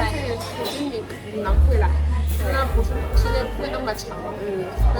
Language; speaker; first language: Chinese; non-native, fluent; Arabic